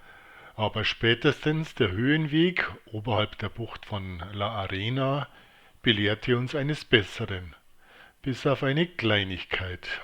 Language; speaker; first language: German; native; German